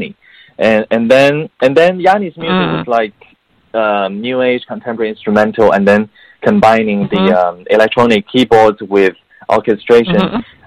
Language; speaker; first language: English; non-native, fluent; Chinese